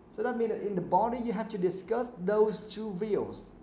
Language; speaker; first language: English; non-native, fluent; Vietnamese